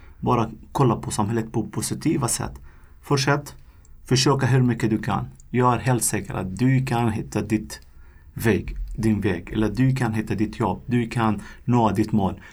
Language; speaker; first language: Swedish; non-native, fluent; Arabic